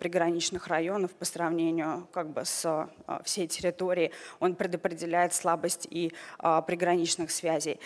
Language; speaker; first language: Russian; native; Russian